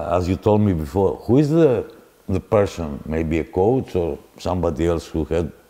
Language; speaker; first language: English; non-native, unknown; Greek